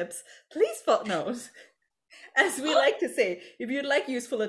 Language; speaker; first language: English; native; English